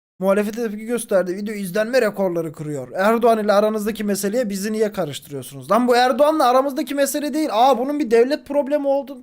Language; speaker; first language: Turkish; native; Turkish